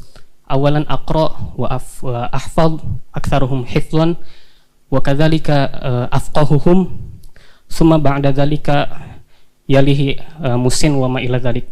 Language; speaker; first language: Arabic; non-native, fluent; Indonesian